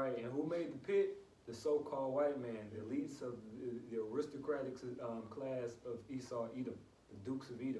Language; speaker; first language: English; native; English